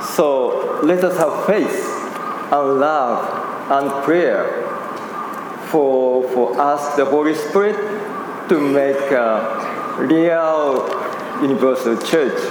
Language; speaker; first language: English; non-native, fluent; Japanese